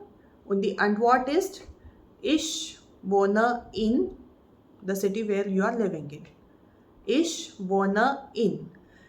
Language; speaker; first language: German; non-native, fluent; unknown